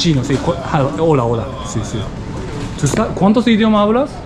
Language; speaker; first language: Spanish; non-native, learner; Japanese